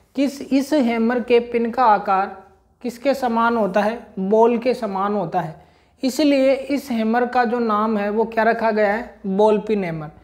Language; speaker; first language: Hindi; native; Hindi